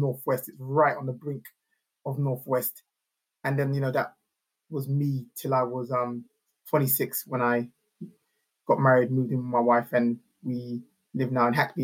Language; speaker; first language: English; native; English